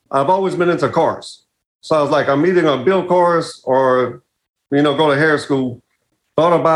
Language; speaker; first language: English; native; English